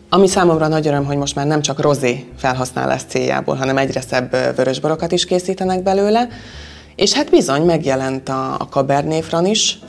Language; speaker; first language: Hungarian; native; Hungarian